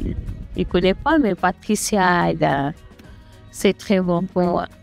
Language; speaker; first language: French; non-native, learner; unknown